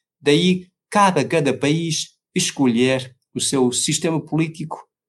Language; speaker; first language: Portuguese; non-native, fluent; Chinese